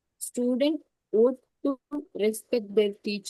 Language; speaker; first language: English; non-native, learner; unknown